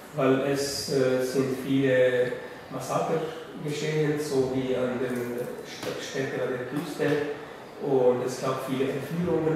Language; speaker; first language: German; non-native, fluent; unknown